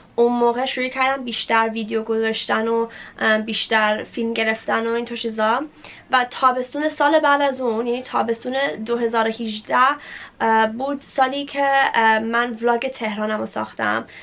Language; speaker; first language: Persian; early bilingual, heritage; Persian